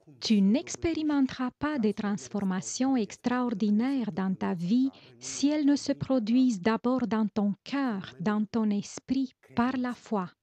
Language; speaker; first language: French; non-native, fluent; Romanian